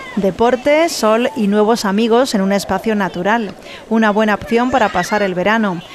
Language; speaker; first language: Spanish; native; Spanish